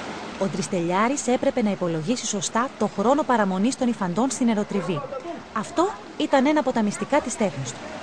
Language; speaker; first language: Greek; native; Greek